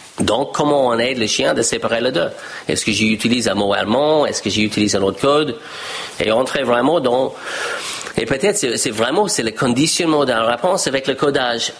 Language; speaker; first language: French; non-native, fluent; English